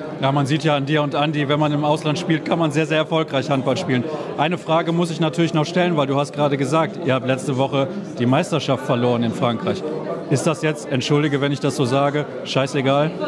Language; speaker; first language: German; native; German